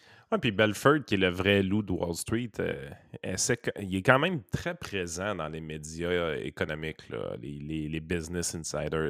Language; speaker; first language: French; native; French